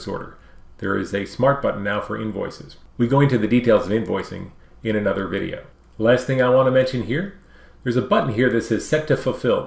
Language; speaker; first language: English; native; English